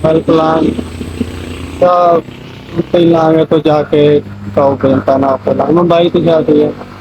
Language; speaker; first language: Filipino; non-native, learner; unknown